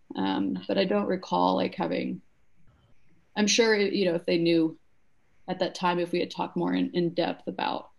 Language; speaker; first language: English; native; English